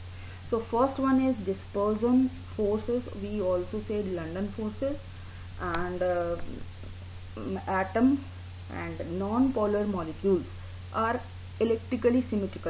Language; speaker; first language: English; non-native, local second language; Hindi